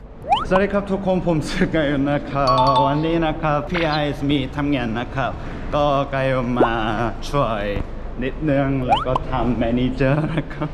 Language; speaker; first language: Thai; non-native, fluent; Korean